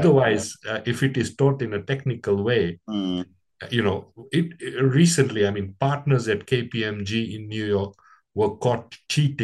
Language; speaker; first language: English; non-native, local second language; Gujarati